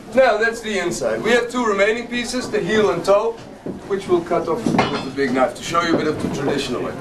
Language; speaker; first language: English; non-native, fluent; Dutch